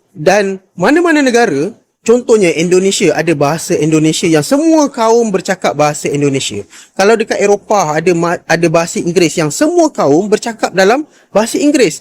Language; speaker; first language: Malay; native; Malay